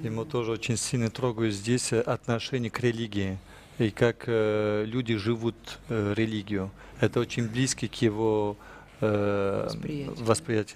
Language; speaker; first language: Russian; non-native, fluent; French